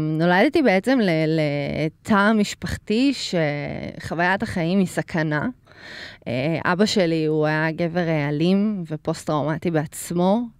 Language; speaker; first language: Hebrew; early bilingual, other home language; Russian